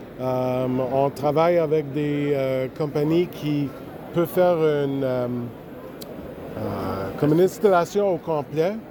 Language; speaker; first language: French; non-native, local second language; English